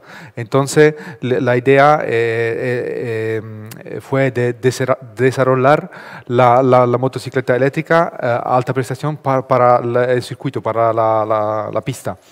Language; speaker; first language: Spanish; non-native, learner; Italian